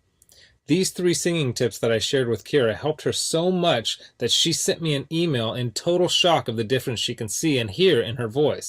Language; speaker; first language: English; native; English